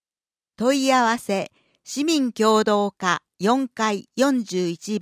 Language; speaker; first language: Japanese; native; Japanese